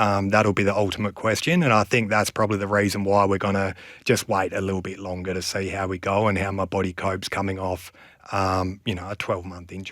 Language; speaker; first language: English; native; English